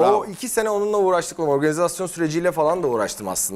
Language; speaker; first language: Turkish; native; Turkish